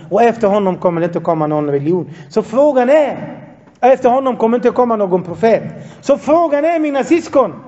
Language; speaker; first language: Swedish; non-native, fluent; Arabic